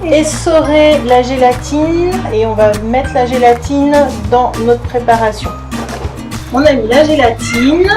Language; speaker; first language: French; native; French